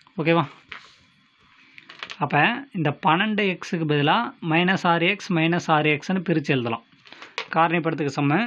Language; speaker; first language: Tamil; native; Tamil